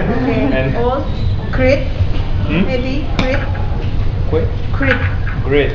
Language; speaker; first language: English; non-native, learner; Indonesian